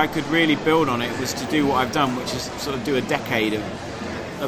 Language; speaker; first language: English; native; English